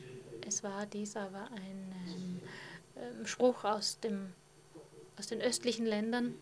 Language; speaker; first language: German; non-native, fluent; Romanian